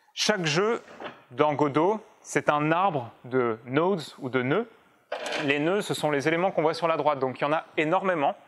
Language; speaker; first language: French; native; French